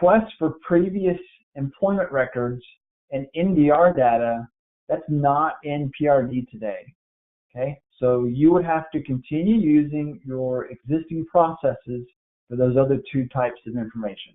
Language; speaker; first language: English; native; English